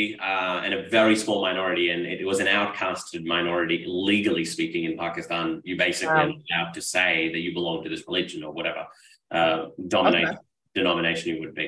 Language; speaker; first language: English; non-native, local second language; Urdu